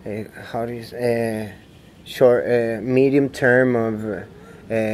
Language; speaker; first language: English; non-native, fluent; Spanish